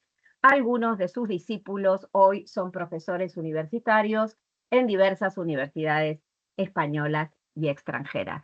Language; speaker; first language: Spanish; native; Spanish